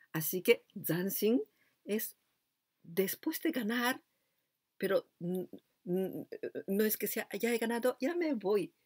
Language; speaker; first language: Spanish; non-native, fluent; Japanese